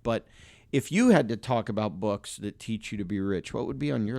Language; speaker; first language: English; native; English